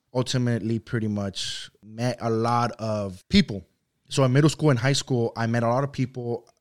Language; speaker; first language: English; early bilingual, other home language; Spanish